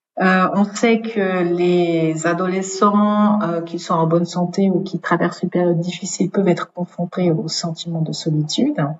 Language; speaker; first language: French; native; French